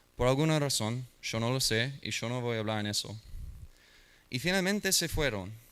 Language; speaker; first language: Spanish; non-native, learner; English